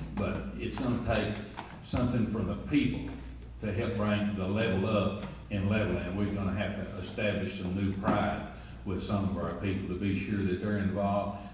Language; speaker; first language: English; native; English